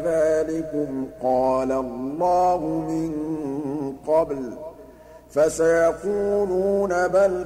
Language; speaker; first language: Arabic; native; Arabic